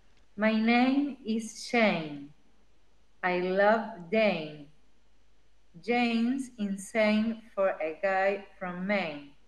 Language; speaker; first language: English; non-native, learner; Spanish